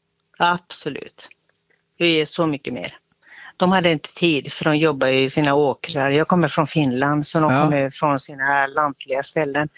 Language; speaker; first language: Swedish; native; Swedish